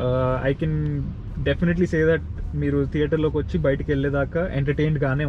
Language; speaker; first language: Telugu; native; Telugu